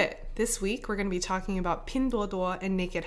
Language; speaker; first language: English; native; English